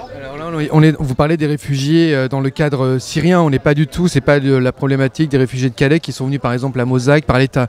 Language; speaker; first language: French; native; French